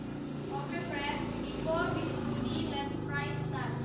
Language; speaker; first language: English; non-native, learner; Indonesian